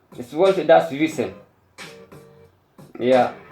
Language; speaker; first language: German; non-native, learner; Fula